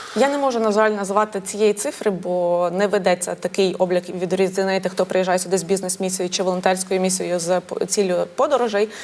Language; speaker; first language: Ukrainian; native; Ukrainian